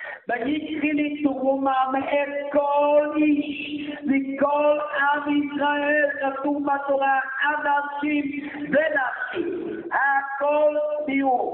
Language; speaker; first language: Hebrew; non-native, fluent; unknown